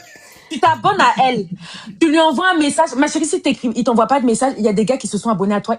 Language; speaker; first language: French; native; French